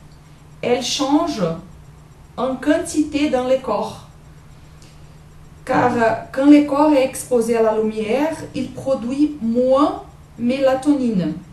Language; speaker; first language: French; non-native, learner; Portuguese